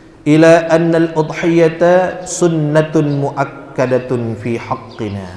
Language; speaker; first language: Arabic; non-native, fluent; Indonesian